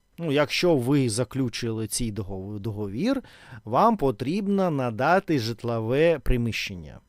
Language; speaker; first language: Ukrainian; non-native, local second language; Russian